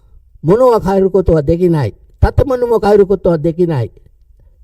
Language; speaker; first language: Japanese; non-native, learner; Sinhala